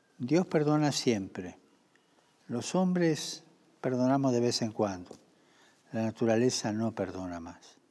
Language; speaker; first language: Spanish; native; Spanish